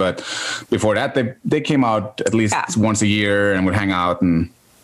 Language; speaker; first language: English; non-native, fluent; Norwegian